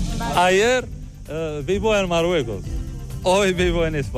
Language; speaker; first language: Spanish; non-native, learner; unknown